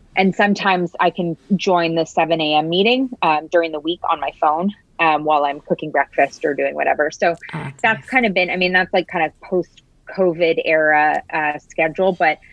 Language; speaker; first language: English; native; English